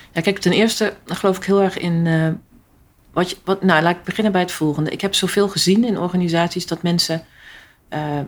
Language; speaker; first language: Dutch; early bilingual, other home language; Italian